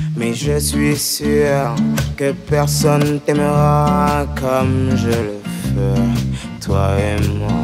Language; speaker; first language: French; early bilingual, other home language; Fula